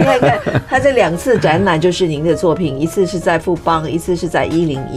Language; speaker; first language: Chinese; native; Chinese